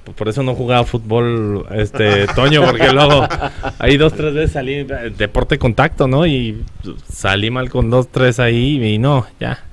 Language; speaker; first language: Spanish; native; Spanish